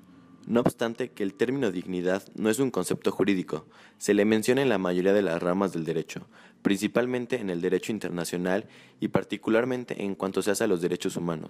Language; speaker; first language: Spanish; native; Spanish